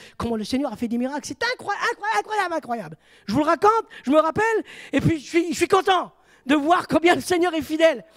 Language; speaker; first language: French; native; French